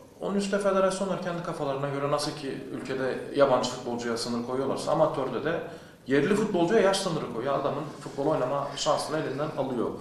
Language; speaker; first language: Turkish; native; Turkish